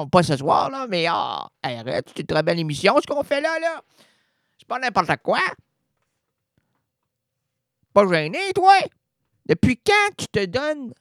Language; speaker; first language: French; native; French